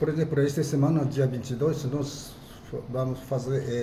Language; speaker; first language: Portuguese; non-native, fluent; Japanese